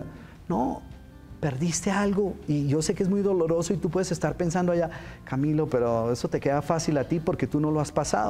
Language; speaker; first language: Spanish; native; Spanish